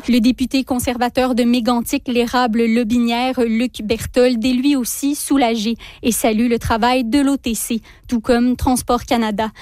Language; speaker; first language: French; native; French